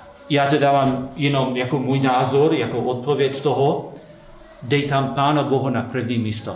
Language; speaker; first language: Czech; non-native, fluent; Slovak